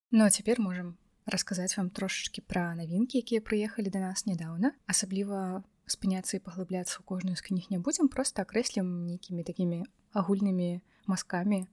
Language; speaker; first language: Belarusian; non-native, local second language; Russian